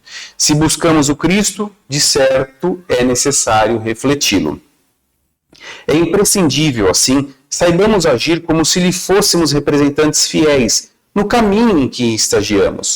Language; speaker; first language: Portuguese; native; Portuguese